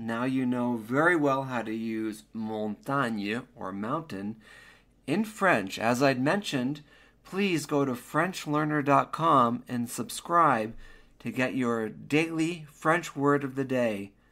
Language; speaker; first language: English; native; English